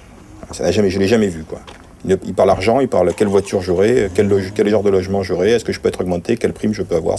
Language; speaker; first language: French; native; French